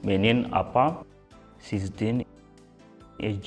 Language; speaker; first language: Kyrgyz; non-native, learner; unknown